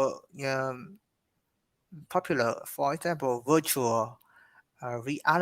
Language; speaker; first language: English; non-native, learner; Vietnamese